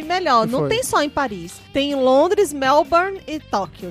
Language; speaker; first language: Portuguese; native; Portuguese